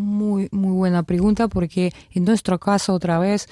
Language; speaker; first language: Spanish; non-native, fluent; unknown